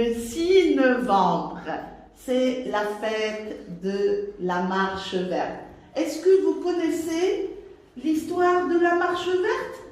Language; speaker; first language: French; non-native, local second language; Arabic